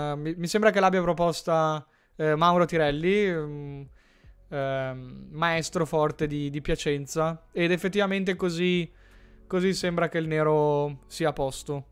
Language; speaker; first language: Italian; native; Italian